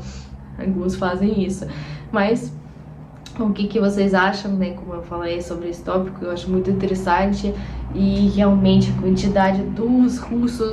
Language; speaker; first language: Portuguese; non-native, fluent; Russian